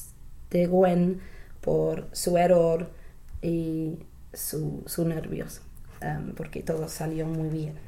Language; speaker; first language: Spanish; non-native, learner; English